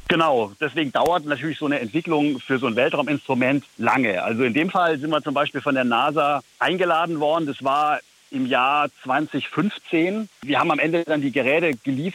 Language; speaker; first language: German; native; German